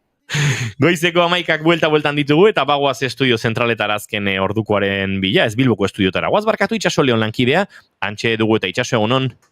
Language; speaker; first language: Basque; native; Basque